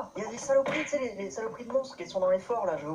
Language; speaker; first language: French; native; French